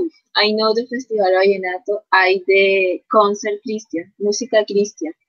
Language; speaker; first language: English; non-native, learner; Spanish